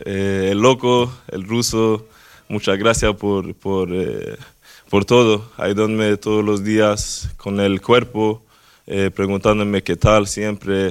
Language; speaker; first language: Spanish; non-native, fluent; Swedish